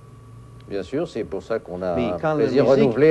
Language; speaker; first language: French; native; French